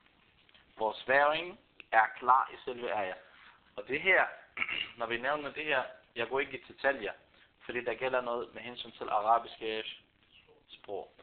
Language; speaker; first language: Danish; non-native, fluent; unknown